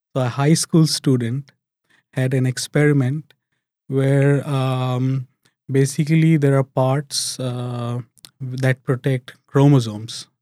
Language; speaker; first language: English; non-native, local second language; Hindi